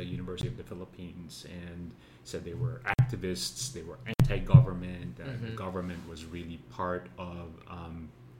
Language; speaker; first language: English; non-native, local second language; Filipino